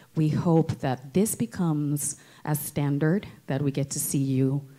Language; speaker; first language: English; non-native, local second language; Spanish